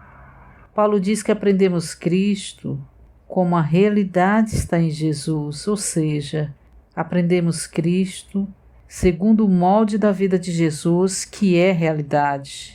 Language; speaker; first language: Portuguese; native; Portuguese